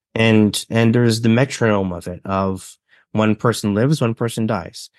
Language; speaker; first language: English; native; English